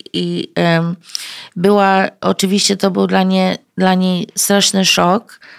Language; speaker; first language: Polish; early bilingual, heritage; Polish